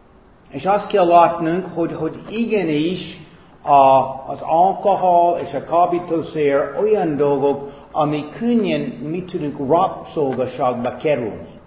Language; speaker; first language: Hungarian; non-native, fluent; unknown